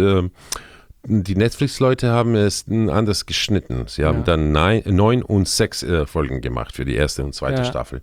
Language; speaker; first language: German; non-native, fluent; Croatian